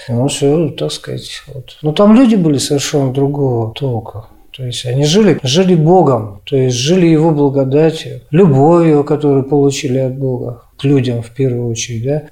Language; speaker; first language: Russian; native; Russian